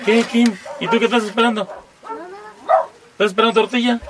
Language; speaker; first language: Spanish; native; Spanish